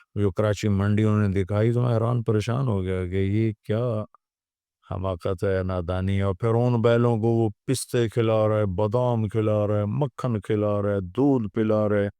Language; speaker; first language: Urdu; non-native, local second language; Punjabi